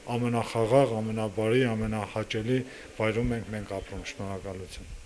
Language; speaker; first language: Armenian; native; Armenian